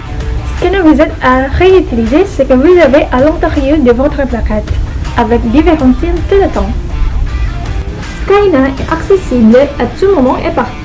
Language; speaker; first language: French; non-native, learner; Indonesian